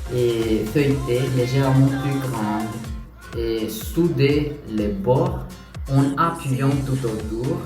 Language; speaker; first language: French; non-native, learner; Spanish